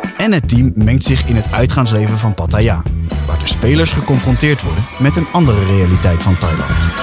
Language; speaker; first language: Dutch; native; Dutch